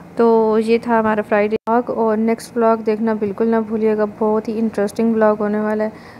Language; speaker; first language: Urdu; native; Urdu